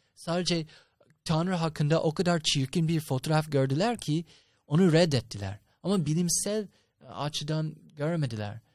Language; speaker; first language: Turkish; non-native, fluent; English